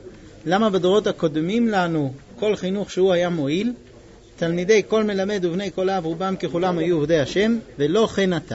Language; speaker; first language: Hebrew; native; Hebrew